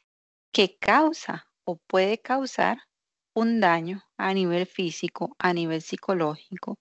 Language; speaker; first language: Spanish; native; Spanish